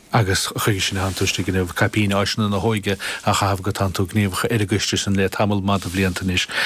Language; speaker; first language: Irish; native; Irish